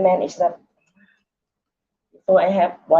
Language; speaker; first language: English; non-native, learner; Thai